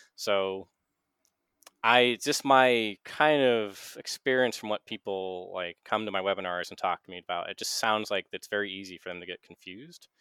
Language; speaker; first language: English; native; English